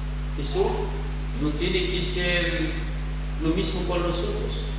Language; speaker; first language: Spanish; non-native, fluent; French